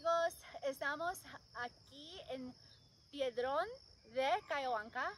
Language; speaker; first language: Spanish; non-native, learner; English